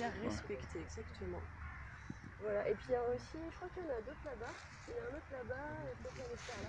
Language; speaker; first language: French; native; French